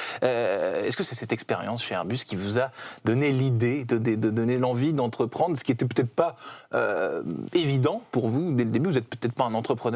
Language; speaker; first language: French; native; French